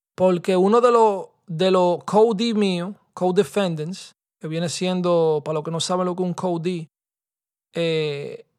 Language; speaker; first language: Spanish; early bilingual, heritage; Spanish